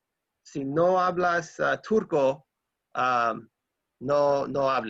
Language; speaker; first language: Spanish; non-native, fluent; English